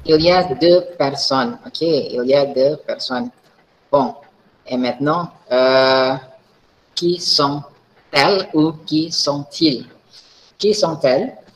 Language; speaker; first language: French; non-native, fluent; Indonesian